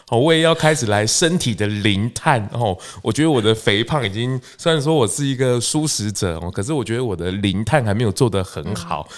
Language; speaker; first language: Chinese; native; Chinese